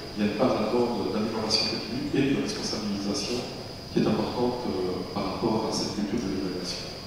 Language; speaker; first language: French; native; French